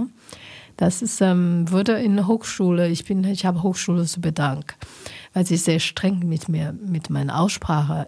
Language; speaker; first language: German; non-native, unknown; Chinese